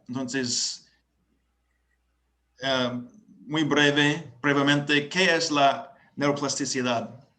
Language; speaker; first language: Spanish; non-native, learner; English